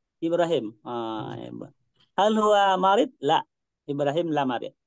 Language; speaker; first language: Arabic; non-native, learner; Indonesian